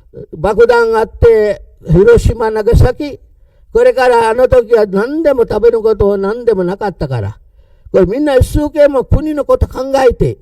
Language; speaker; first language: Japanese; non-native, learner; Sinhala